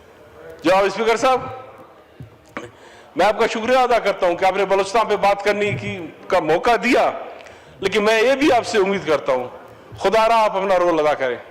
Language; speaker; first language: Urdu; non-native, local second language; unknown